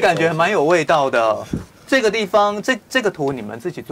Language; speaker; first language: Chinese; native; Chinese